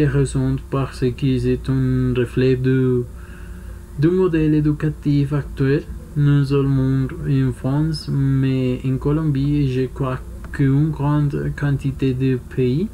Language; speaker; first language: French; non-native, learner; Spanish